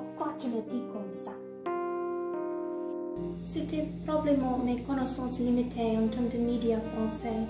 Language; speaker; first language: French; non-native, learner; English